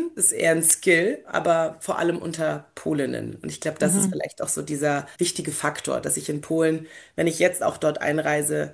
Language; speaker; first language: German; early bilingual, other home language; Polish